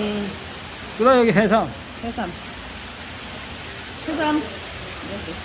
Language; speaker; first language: Korean; native; Korean